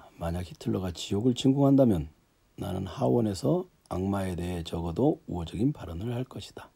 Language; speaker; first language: Korean; native; Korean